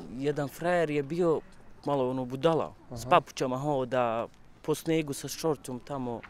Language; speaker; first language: Croatian; non-native, learner; Kurdish